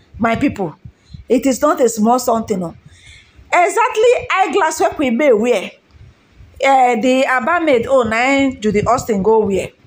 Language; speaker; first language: Nigerian Pidgin; non-native, local second language; Igbo